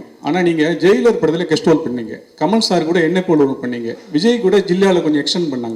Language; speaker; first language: Tamil; native; Tamil